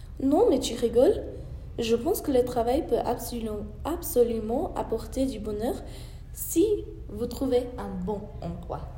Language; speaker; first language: French; non-native, learner; English